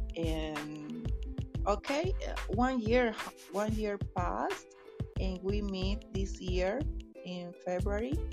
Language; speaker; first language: English; non-native, learner; Spanish